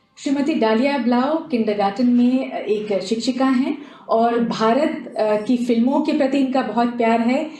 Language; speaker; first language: Hindi; native; Hindi